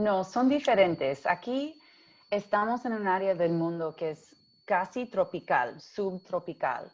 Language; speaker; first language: Spanish; early bilingual, heritage; English